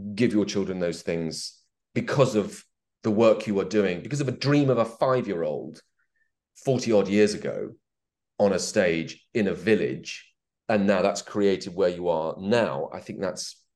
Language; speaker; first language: English; native; English